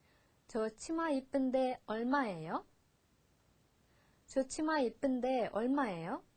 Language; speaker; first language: Korean; non-native, fluent; Russian